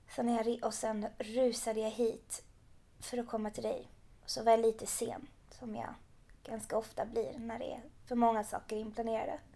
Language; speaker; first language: Swedish; early bilingual, other home language; Persian